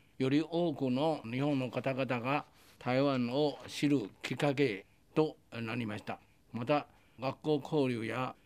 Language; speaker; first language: Japanese; non-native, fluent; Chinese